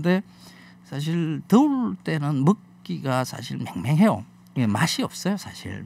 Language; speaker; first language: Korean; native; Korean